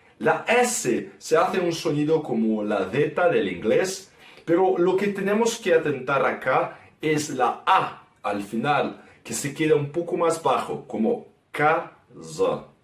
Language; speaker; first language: Spanish; non-native, fluent; Portuguese